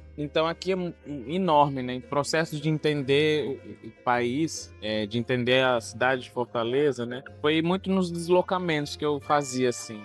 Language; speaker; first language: Portuguese; non-native, local second language; Kabuverdianu